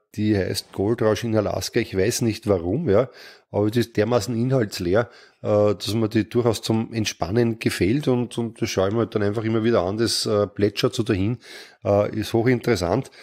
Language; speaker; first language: German; native; German